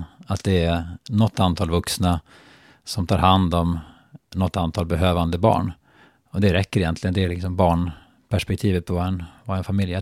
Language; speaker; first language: Swedish; native; Swedish